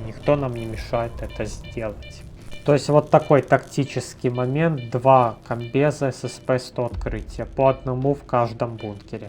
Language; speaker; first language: Russian; native; Russian